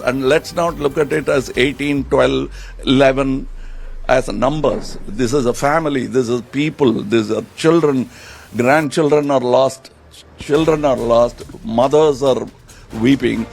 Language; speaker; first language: English; non-native, local second language; Tamil